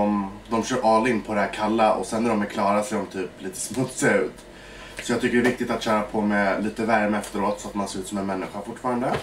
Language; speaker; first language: Swedish; early bilingual, other home language; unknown